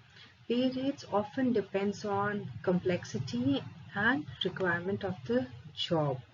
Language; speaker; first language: English; non-native, local second language; Hindi